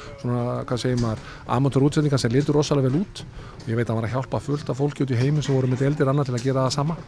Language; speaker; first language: Icelandic; native; Icelandic